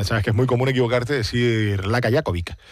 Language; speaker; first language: Spanish; native; Spanish